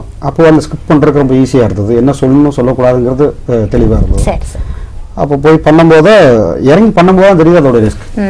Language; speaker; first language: Tamil; native; Tamil